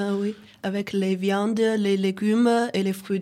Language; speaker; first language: French; non-native, learner; Chinese